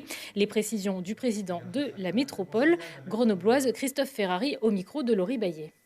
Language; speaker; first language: French; native; French